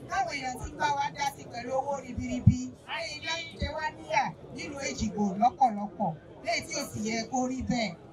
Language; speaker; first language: Yoruba; native; Yoruba